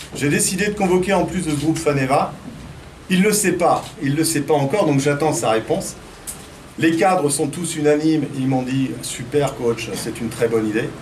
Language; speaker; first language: French; native; French